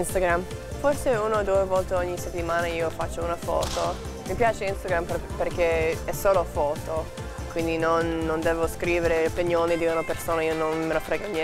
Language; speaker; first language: Italian; non-native, learner; English